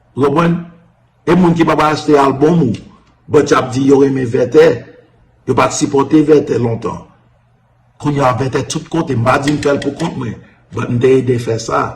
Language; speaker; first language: Haitian Creole; early bilingual, heritage; Haitian Creole